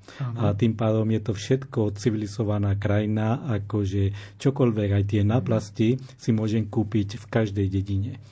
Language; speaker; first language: Slovak; non-native, fluent; Spanish